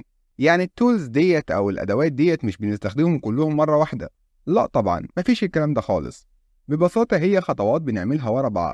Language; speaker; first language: Arabic; native; Arabic